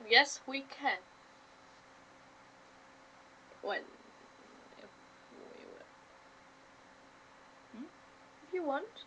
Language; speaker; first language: English; non-native, learner; German